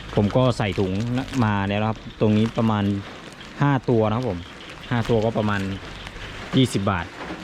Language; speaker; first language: Thai; native; Thai